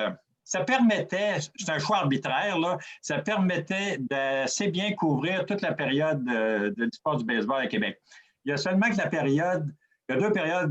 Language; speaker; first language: French; native; French